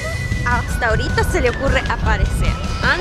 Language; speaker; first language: Spanish; native; Spanish